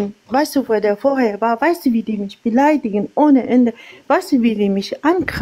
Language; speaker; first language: German; non-native, learner; Arabic